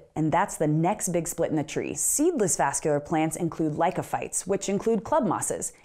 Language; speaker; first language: English; native; English